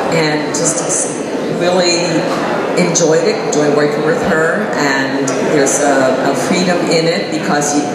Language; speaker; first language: English; native; English